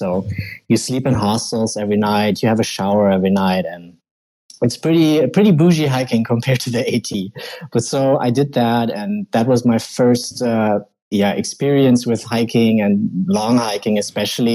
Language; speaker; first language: English; non-native, fluent; German